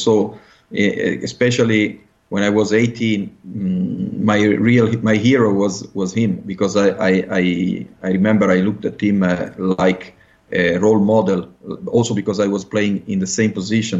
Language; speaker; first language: English; non-native, fluent; Italian